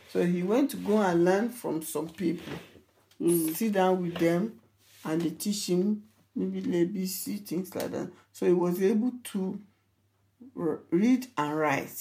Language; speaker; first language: English; non-native, local second language; Yoruba